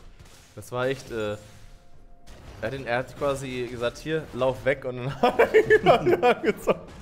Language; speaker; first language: German; native; German